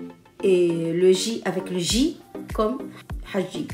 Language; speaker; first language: French; non-native, local second language; Arabic